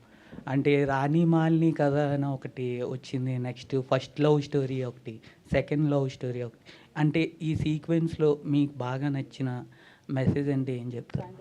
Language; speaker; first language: Telugu; native; Telugu